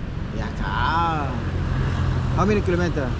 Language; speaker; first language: English; non-native, learner; Indonesian